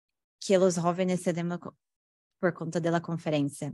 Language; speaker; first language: Spanish; non-native, fluent; Portuguese